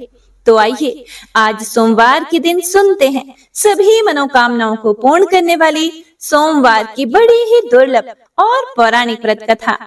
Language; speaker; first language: Hindi; native; Hindi